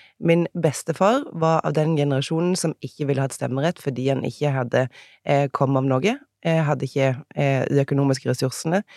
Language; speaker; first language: Norwegian; native; Norwegian